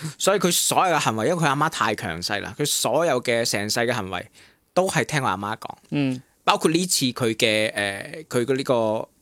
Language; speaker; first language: Cantonese; non-native, local second language; Min Nan Chinese